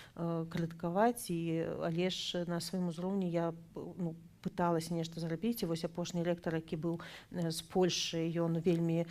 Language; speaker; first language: Belarusian; non-native, local second language; Russian